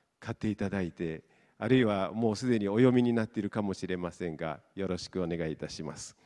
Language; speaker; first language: Japanese; non-native, fluent; Mongolian